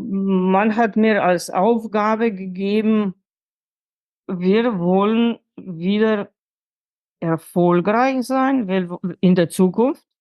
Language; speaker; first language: German; non-native, fluent; Slovenian